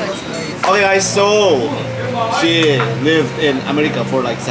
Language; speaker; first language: English; non-native, fluent; Indonesian